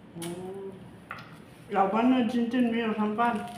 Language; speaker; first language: Chinese; non-native, learner; Filipino